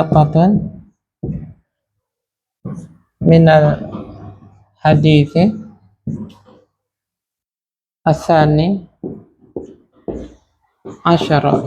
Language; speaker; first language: Arabic; non-native, fluent; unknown